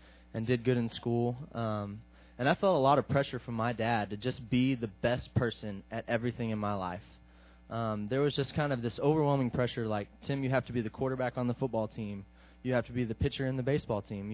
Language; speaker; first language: English; native; English